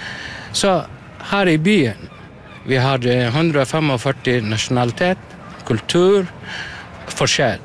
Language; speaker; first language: Norwegian; non-native, learner; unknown